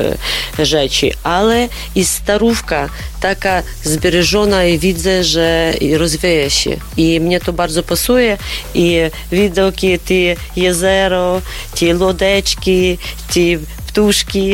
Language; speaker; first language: Polish; non-native, learner; Ukrainian